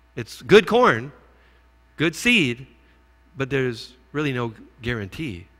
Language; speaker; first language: English; native; English